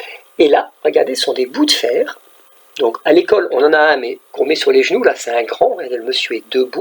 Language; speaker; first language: French; native; French